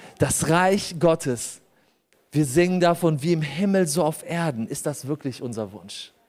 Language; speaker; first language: German; early bilingual, other home language; Polish